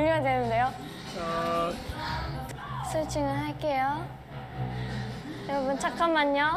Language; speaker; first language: Korean; non-native, fluent; Japanese